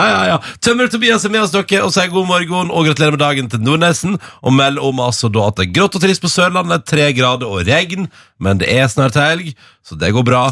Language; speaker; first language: Norwegian; native; Norwegian